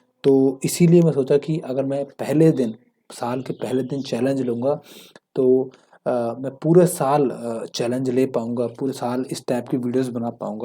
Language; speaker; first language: Hindi; native; Hindi